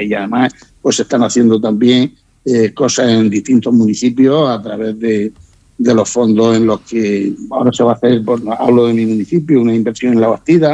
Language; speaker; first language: Spanish; native; Spanish